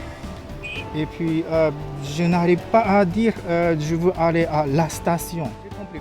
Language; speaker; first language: French; non-native, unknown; Japanese